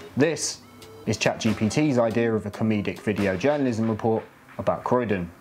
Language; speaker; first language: English; native; English